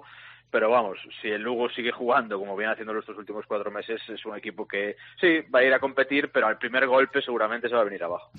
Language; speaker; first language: Spanish; native; Spanish